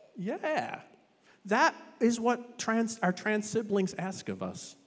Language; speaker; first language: English; native; English